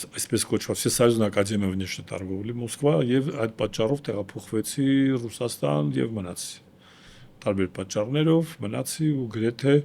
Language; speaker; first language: Armenian; native; Armenian